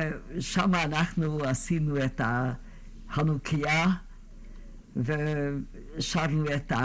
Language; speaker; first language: Hebrew; non-native, fluent; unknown